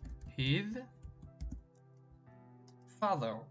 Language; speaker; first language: English; non-native, fluent; Tajik